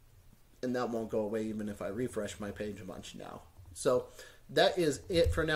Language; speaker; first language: English; native; English